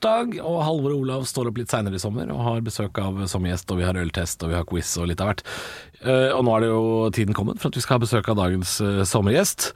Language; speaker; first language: Norwegian; native; Norwegian